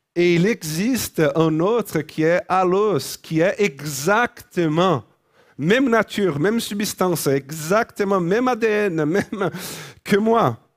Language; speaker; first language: French; non-native, fluent; Portuguese